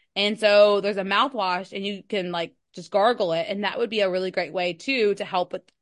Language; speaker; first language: English; native; English